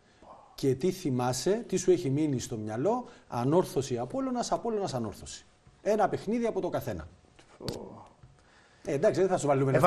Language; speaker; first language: Greek; native; Greek